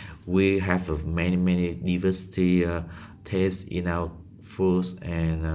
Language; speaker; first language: English; non-native, learner; Vietnamese